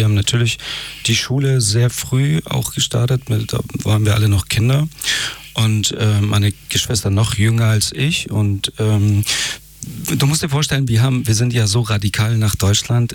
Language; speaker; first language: German; early bilingual, other home language; Persian